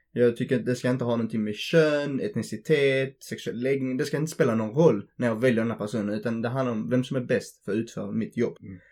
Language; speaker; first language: Swedish; early bilingual, other home language; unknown